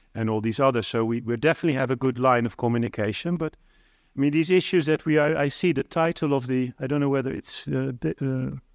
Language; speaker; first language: English; non-native, fluent; Dutch